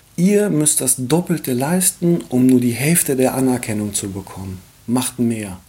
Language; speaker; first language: German; early bilingual, other home language; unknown